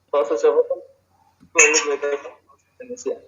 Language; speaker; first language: Indonesian; non-native, fluent; Tajik